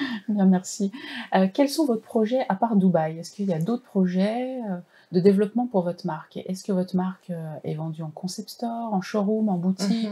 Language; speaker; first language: French; native; French